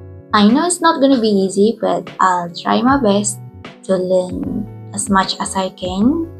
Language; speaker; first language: English; non-native, local second language; Malay